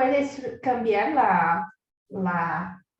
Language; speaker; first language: Spanish; non-native, learner; Portuguese